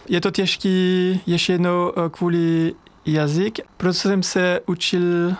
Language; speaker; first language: Czech; non-native, fluent; French